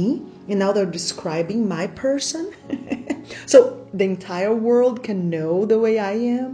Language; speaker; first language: English; non-native, fluent; Portuguese